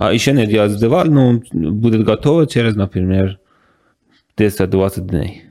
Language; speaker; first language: Russian; non-native, learner; Persian